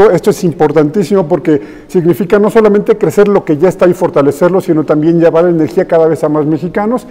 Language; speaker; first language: Spanish; native; Spanish